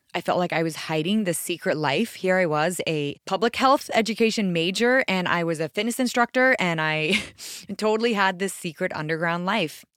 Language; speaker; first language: English; native; English